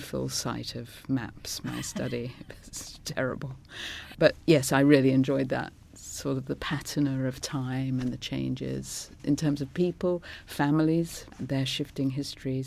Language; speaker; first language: English; non-native, local second language; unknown